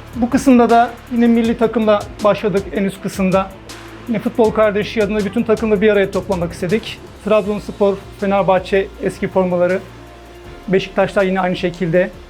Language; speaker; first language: Turkish; native; Turkish